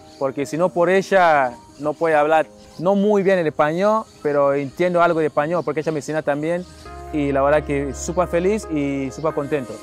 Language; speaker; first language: Spanish; non-native, fluent; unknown